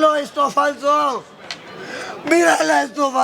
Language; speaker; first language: Spanish; non-native, learner; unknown